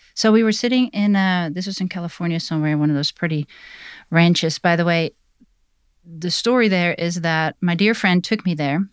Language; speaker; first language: English; non-native, fluent; Dutch